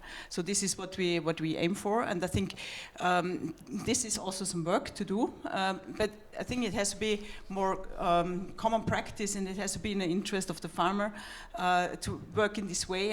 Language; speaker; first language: English; non-native, fluent; German